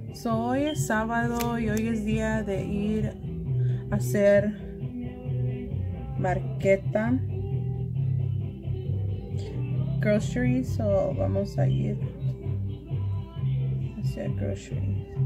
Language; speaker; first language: Spanish; native; Spanish